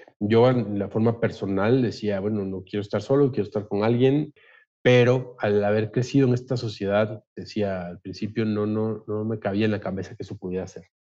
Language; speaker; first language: Spanish; native; Spanish